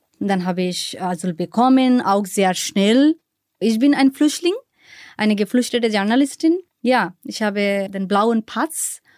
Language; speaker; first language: German; non-native, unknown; Bangla